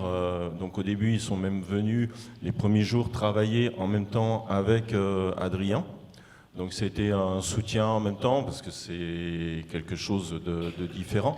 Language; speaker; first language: French; native; French